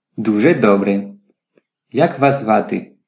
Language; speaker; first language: Ukrainian; non-native, learner; English